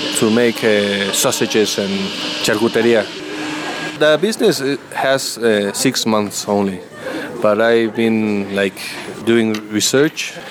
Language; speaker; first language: English; non-native, learner; Spanish